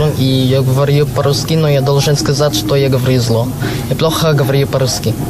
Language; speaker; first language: Russian; non-native, learner; Filipino